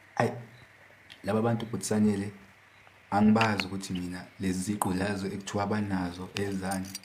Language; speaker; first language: Zulu; native; Zulu